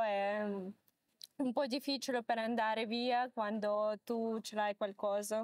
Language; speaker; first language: Italian; non-native, learner; Ukrainian